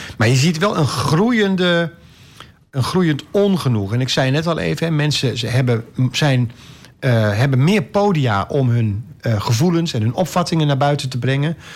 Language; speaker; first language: Dutch; native; Dutch